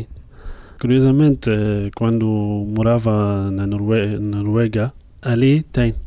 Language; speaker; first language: Portuguese; non-native, fluent; Arabic